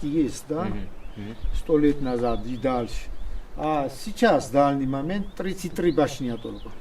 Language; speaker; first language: Russian; non-native, local second language; Svan